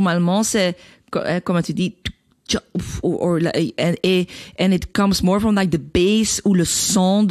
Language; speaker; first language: French; non-native, learner; Dutch